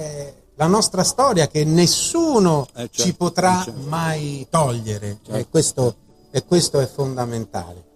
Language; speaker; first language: Italian; native; Italian